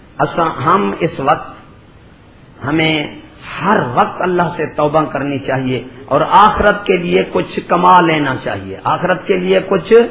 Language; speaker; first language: Urdu; non-native, local second language; Punjabi